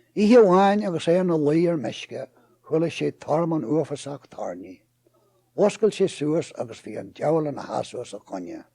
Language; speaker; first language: Irish; native; Irish